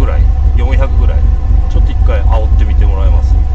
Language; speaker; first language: Japanese; native; Japanese